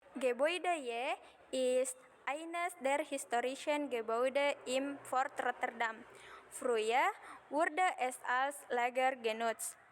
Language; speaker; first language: German; non-native, learner; Indonesian